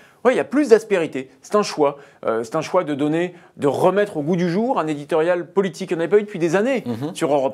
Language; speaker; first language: French; native; French